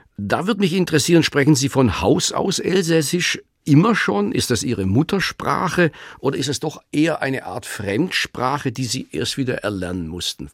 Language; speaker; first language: German; native; German